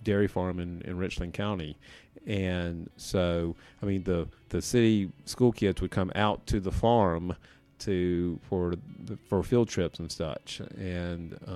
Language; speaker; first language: English; native; English